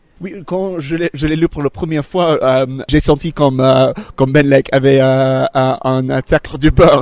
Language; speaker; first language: French; non-native, fluent; English